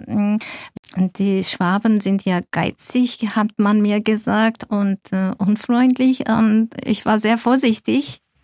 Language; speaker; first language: German; non-native, fluent; Zaza